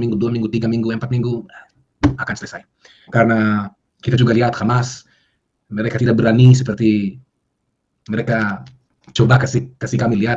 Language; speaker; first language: Indonesian; non-native, fluent; Hebrew